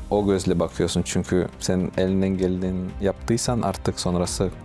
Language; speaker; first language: Turkish; non-native, fluent; Russian